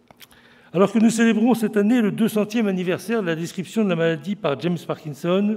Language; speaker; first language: French; native; French